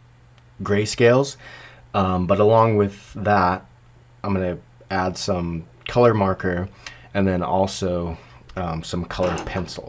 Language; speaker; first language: English; native; English